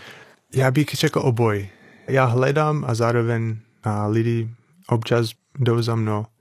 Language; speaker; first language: Czech; non-native, fluent; English